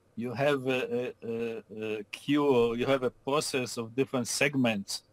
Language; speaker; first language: English; non-native, fluent; Hebrew